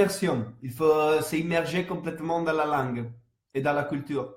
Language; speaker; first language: French; non-native, fluent; Italian